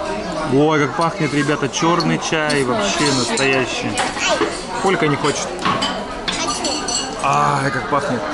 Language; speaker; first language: Russian; native; Russian